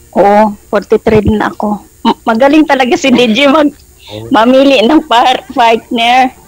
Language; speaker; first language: Filipino; non-native, local second language; Cebuano